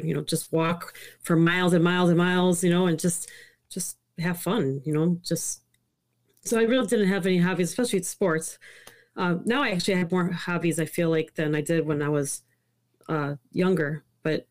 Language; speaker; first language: English; early bilingual, other home language; Italian